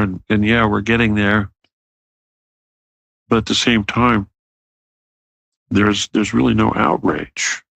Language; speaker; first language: English; native; English